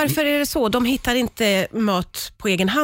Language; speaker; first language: Swedish; native; Swedish